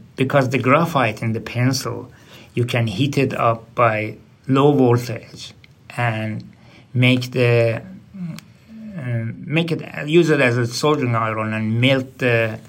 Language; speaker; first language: English; non-native, learner; Persian